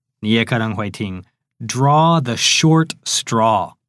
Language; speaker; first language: Chinese; non-native, fluent; English